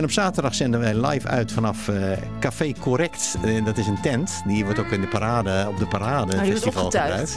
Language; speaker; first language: Dutch; native; Dutch